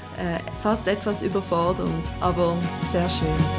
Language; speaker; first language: German; non-native, local second language; English